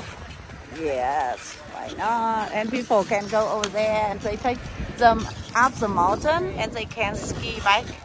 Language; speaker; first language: English; non-native, learner; Vietnamese